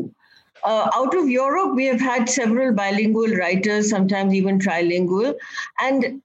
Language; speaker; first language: English; non-native, local second language; Bangla